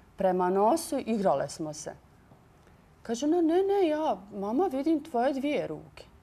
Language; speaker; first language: Bosnian; native; Bosnian